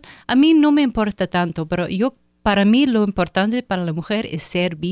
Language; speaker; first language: Spanish; non-native, fluent; English